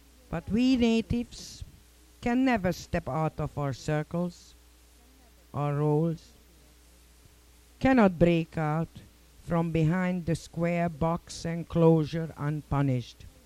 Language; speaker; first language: English; non-native, fluent; Hungarian